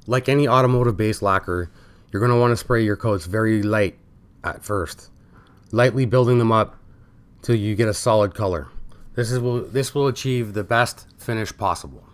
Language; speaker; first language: English; native; English